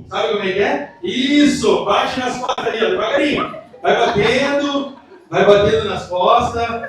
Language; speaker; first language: Portuguese; native; Portuguese